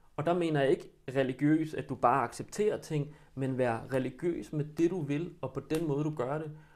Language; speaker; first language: Danish; early bilingual, other home language; Bosnian